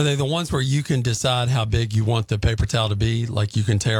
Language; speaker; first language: English; native; English